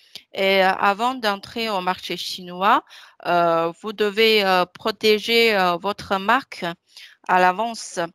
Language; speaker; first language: French; non-native, fluent; Chinese